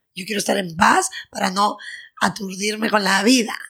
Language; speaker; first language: Spanish; native; Spanish